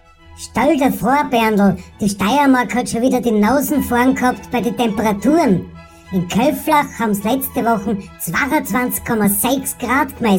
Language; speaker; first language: German; native; German